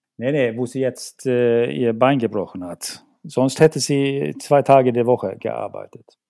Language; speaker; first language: German; non-native, fluent; Swedish